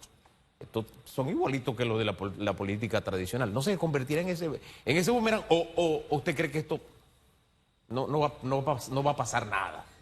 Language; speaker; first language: Spanish; native; Spanish